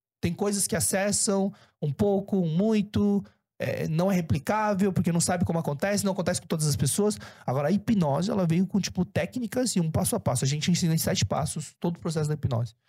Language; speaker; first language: Portuguese; early bilingual, other home language; Korean